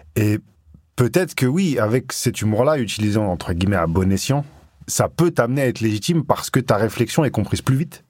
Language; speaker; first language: French; native; French